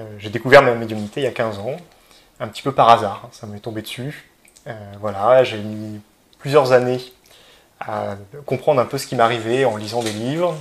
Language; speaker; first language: French; native; French